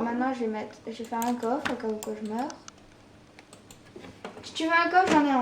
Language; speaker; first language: French; native; French